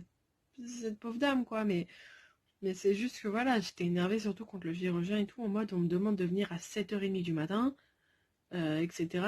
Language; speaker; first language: French; native; French